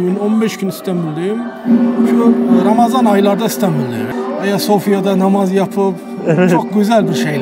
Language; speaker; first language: Turkish; non-native, learner; Uzbek